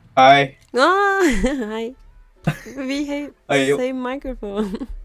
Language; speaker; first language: English; non-native, learner; Turkish